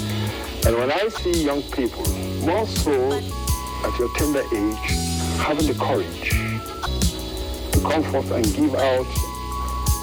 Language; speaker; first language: English; non-native, local second language; Hausa